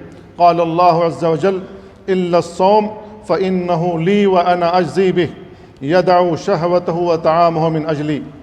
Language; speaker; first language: Arabic; non-native, fluent; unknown